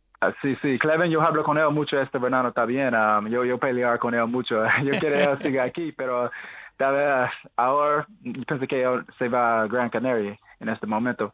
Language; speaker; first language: Spanish; non-native, learner; English